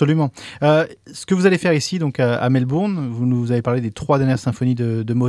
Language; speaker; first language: French; native; French